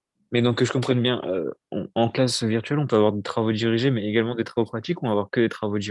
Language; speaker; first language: French; native; French